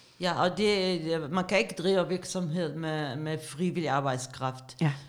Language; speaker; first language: Danish; non-native, fluent; Arabic